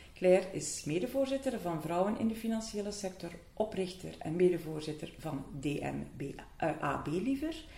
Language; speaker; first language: Dutch; native; Dutch